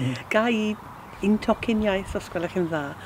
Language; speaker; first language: Welsh; non-native, learner; English